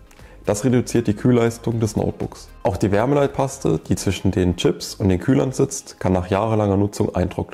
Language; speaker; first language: German; native; German